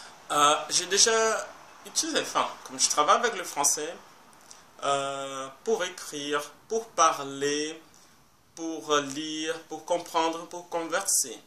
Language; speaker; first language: French; non-native, fluent; Portuguese